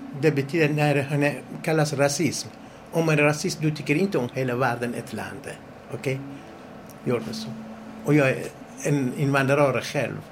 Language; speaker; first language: Swedish; non-native, fluent; Persian